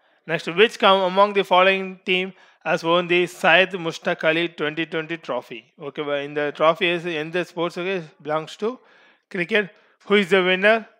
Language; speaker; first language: English; non-native, local second language; Tamil